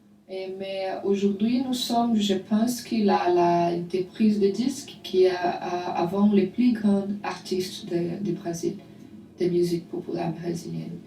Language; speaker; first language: French; non-native, learner; Portuguese